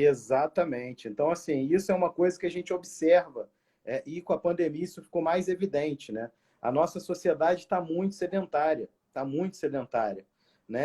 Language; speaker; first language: Portuguese; native; Portuguese